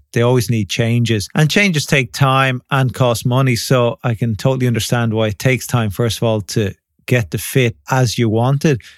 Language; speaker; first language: English; native; English